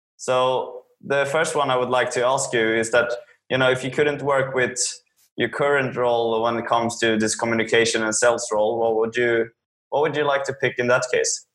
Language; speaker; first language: English; non-native, fluent; Swedish